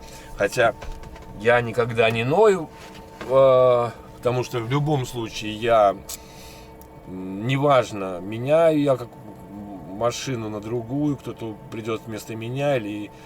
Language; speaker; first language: Russian; native; Russian